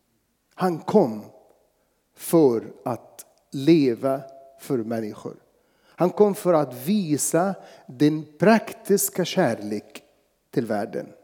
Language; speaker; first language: Swedish; non-native, fluent; Arabic